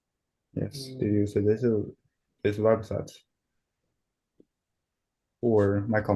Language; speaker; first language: English; non-native, learner; Chinese